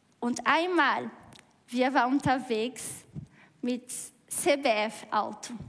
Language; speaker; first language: German; non-native, learner; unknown